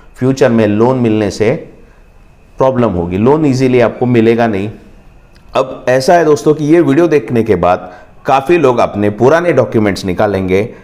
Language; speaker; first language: Hindi; non-native, local second language; Marathi